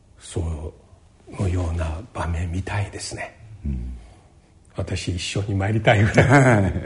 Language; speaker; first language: Japanese; non-native, fluent; Chinese